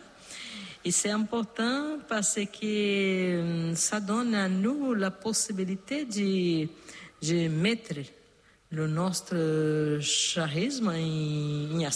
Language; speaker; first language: French; non-native, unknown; Portuguese